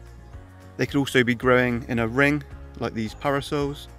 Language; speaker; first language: English; native; English